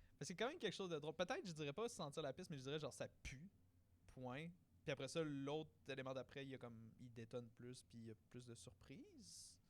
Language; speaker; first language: French; native; French